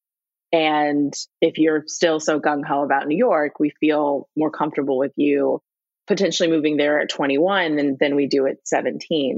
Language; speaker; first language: English; native; English